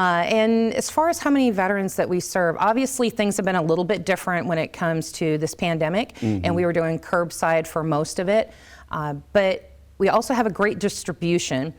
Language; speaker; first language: English; native; English